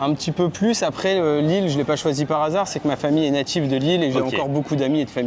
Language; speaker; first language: French; native; French